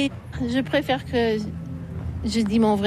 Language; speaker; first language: French; non-native, fluent; English